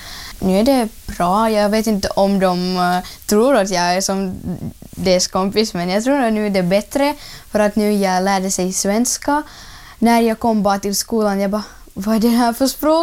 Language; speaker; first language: Swedish; early bilingual, other home language; Russian